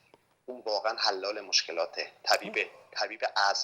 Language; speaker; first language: Persian; native; Persian